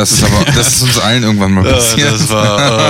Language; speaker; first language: German; non-native, fluent; Italian